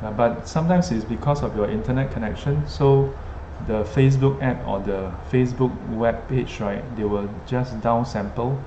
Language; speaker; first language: English; non-native, local second language; Chinese